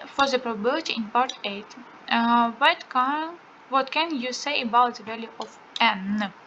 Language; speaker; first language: English; non-native, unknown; Ukrainian